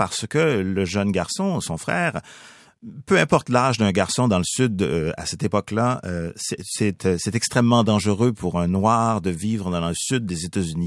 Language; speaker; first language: French; native; French